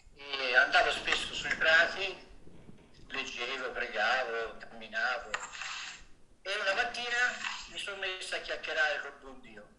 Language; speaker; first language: Italian; native; Italian